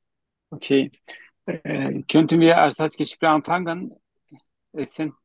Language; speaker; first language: German; non-native, learner; Turkish